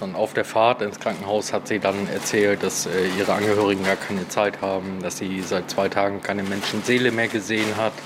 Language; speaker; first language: German; native; German